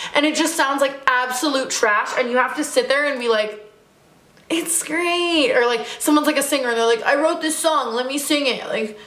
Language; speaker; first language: English; native; English